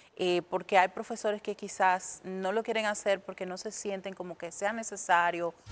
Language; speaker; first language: Spanish; native; Spanish